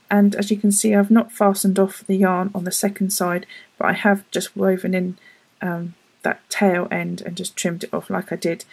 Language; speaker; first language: English; native; English